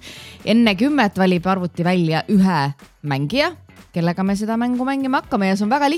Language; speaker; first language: Estonian; native; Estonian